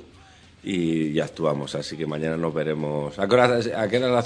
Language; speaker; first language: Spanish; native; Spanish